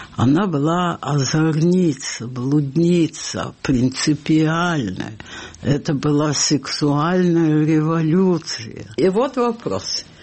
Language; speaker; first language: Russian; native; Russian